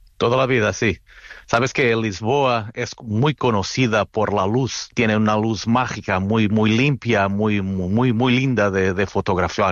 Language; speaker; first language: Spanish; non-native, fluent; Portuguese